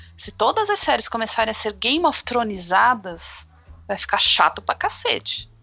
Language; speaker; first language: Portuguese; native; Portuguese